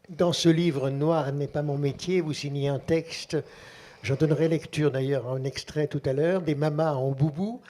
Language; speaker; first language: French; native; French